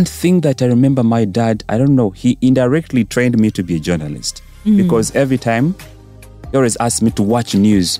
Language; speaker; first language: English; non-native, local second language; Ganda